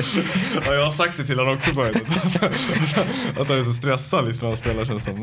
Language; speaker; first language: Swedish; native; Swedish